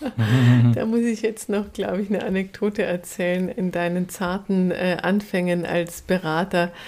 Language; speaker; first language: German; native; German